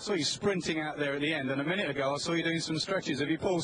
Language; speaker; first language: English; native; English